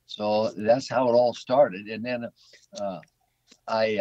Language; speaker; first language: English; native; English